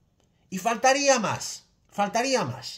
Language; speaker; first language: Spanish; native; Spanish